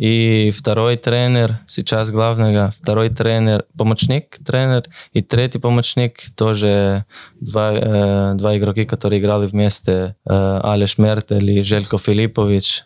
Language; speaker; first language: Russian; non-native, learner; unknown